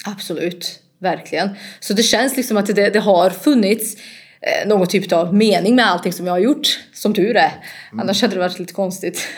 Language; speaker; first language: Swedish; non-native, fluent; Bosnian